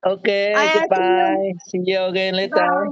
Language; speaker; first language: English; non-native, learner; Vietnamese